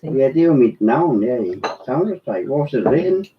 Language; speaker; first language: Danish; native; Danish